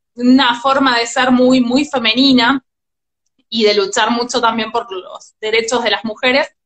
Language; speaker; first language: Spanish; native; Spanish